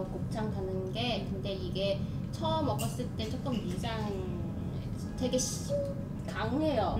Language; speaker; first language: Korean; non-native, learner; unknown